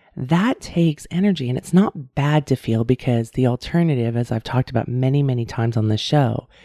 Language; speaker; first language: English; native; English